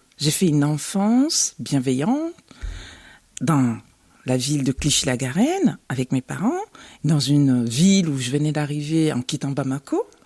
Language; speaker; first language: French; early bilingual, other home language; Bambara